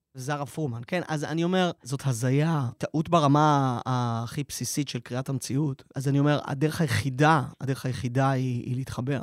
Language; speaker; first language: Hebrew; native; Hebrew